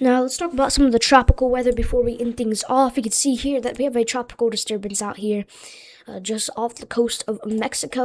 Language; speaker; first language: English; native; English